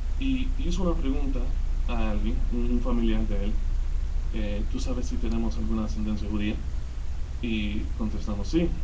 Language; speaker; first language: Spanish; early bilingual, heritage; Spanish